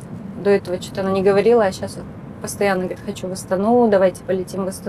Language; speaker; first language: Russian; native; Russian